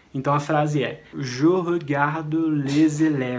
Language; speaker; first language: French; non-native, fluent; Portuguese